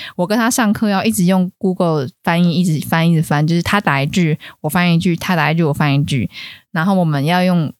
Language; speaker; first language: Chinese; native; Chinese